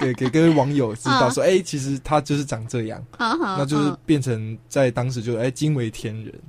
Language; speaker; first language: Chinese; native; Chinese